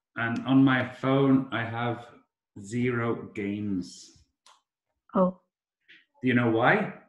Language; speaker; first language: English; native; English